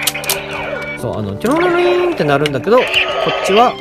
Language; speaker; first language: Japanese; native; Japanese